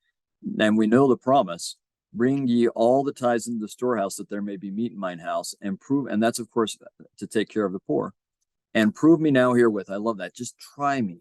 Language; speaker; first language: English; native; English